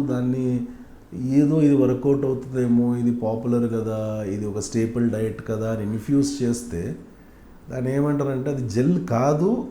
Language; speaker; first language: Telugu; native; Telugu